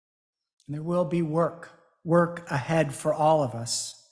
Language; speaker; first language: English; native; English